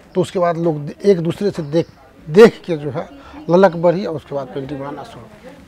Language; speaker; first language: Hindi; native; Hindi